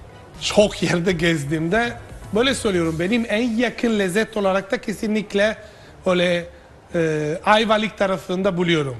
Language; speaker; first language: Turkish; non-native, fluent; Italian